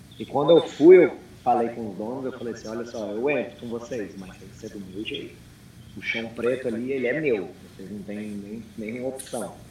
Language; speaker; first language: Portuguese; early bilingual, heritage; Portuguese